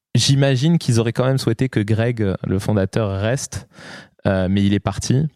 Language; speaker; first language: French; non-native, local second language; Arabic